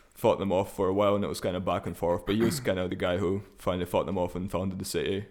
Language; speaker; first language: English; early bilingual, other home language; Russian